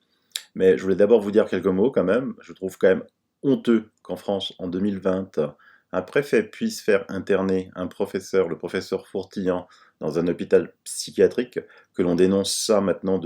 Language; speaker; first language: French; native; French